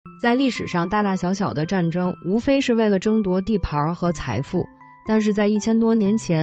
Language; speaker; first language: Chinese; native; Chinese